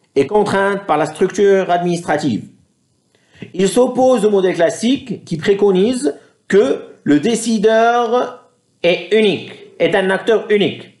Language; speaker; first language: French; non-native, local second language; Arabic